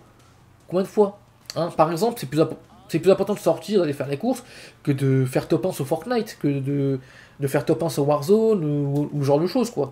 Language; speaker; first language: French; native; French